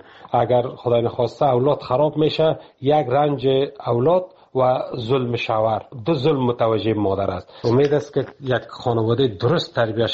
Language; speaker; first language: Persian; native; Persian